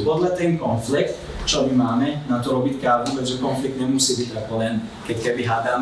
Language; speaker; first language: Slovak; non-native, fluent; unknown